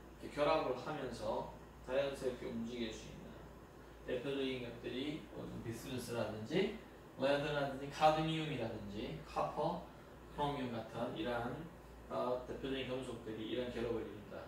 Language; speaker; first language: Korean; native; Korean